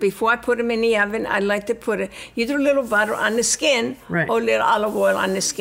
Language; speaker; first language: English; non-native, fluent; Italian